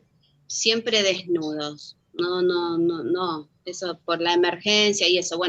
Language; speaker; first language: Spanish; native; Spanish